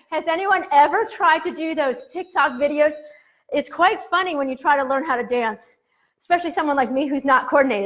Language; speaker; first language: English; native; English